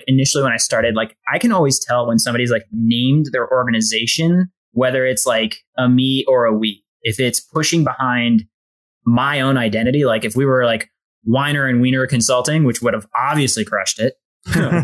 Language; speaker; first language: English; native; English